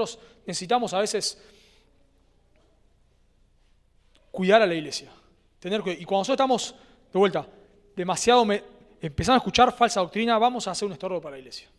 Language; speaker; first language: Spanish; native; Spanish